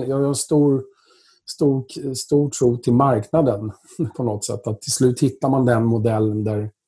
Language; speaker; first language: Swedish; native; Swedish